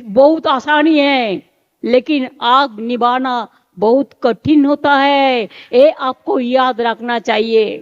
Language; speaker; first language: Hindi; non-native, local second language; Bangla